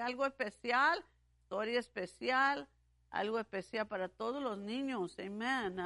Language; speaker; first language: Spanish; early bilingual, heritage; Spanish